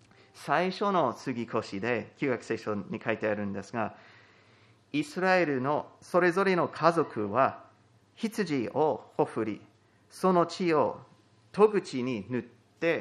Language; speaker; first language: Japanese; non-native, fluent; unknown